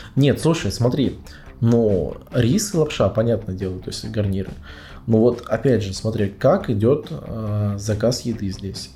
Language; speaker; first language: Russian; native; Russian